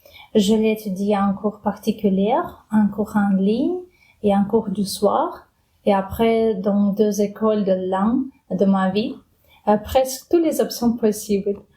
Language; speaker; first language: French; non-native, fluent; Ukrainian